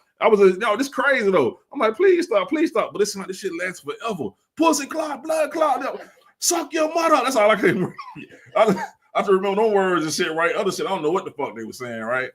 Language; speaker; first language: English; native; English